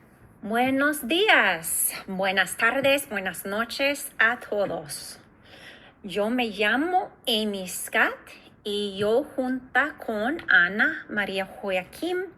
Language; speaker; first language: Spanish; non-native, fluent; English